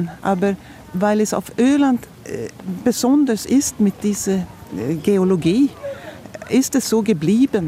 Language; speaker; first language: German; non-native, fluent; Swedish